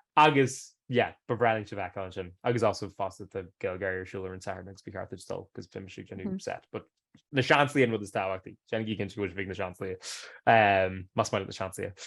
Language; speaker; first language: Irish; native; Irish